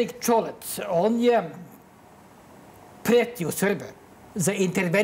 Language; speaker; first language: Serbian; non-native, learner; Norwegian